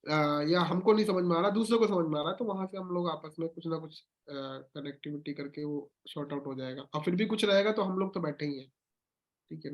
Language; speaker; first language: Hindi; native; Hindi